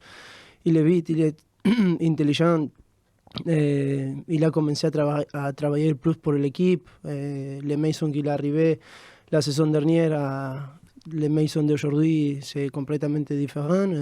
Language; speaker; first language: French; non-native, fluent; Spanish